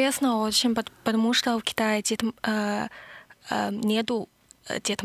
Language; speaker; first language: Russian; non-native, learner; Chinese